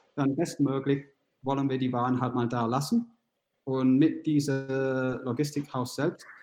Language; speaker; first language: German; non-native, fluent; English